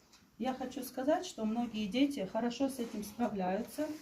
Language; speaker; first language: Russian; native; Russian